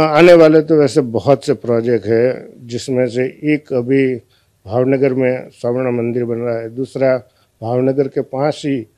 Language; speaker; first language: Hindi; non-native, local second language; Gujarati